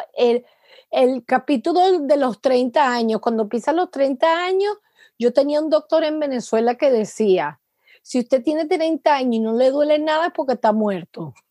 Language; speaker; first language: Spanish; native; Spanish